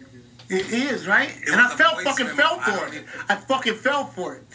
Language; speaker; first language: English; native; English